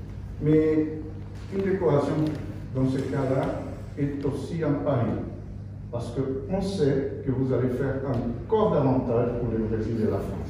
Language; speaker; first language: French; non-native, fluent; Portuguese